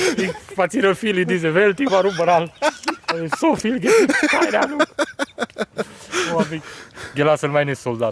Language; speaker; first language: German; non-native, learner; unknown